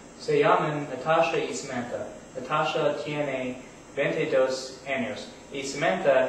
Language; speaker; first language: Spanish; non-native, learner; English